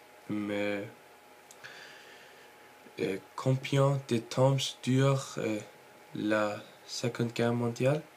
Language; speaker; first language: French; non-native, learner; Norwegian